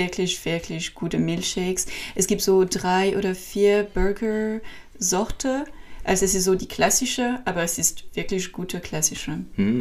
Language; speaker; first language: German; non-native, learner; French